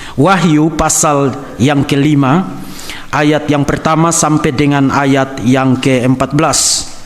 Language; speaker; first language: Indonesian; native; Indonesian